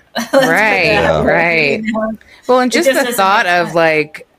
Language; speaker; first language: English; early bilingual, other home language; Norwegian